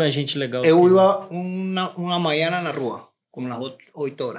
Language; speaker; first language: Portuguese; non-native, learner; Spanish